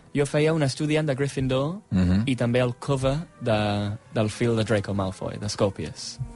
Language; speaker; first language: Catalan; non-native, fluent; English